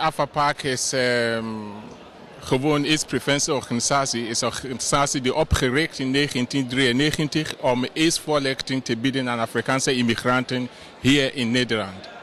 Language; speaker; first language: Dutch; non-native, fluent; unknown